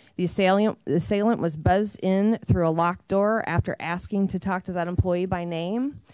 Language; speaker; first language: English; native; English